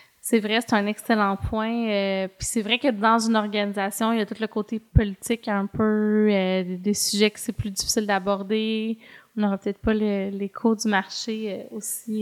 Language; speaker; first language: French; native; French